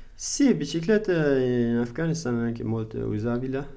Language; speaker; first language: Italian; non-native, learner; Persian